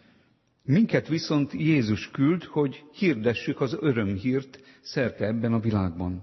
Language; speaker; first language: Hungarian; native; Hungarian